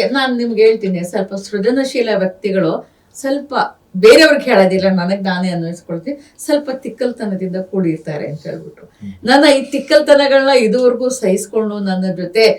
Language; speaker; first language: Kannada; non-native, local second language; Urdu